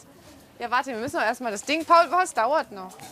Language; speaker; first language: German; native; German